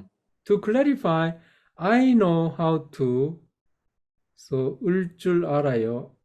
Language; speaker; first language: English; non-native, fluent; Korean